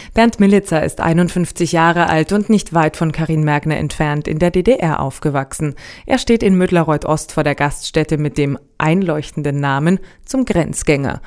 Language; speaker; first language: German; native; German